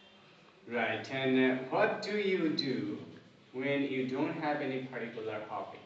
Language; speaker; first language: English; non-native, local second language; Bangla